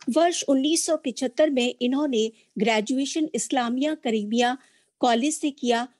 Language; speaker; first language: Hindi; native; Hindi